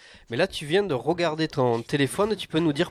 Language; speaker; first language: French; native; French